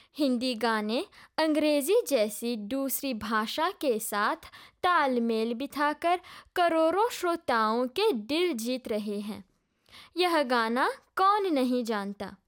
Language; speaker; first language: Hindi; non-native, local second language; Morisyen